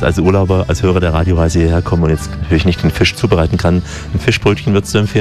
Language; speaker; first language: German; native; German